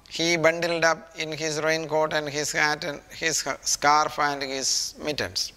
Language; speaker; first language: English; non-native, local second language; Malayalam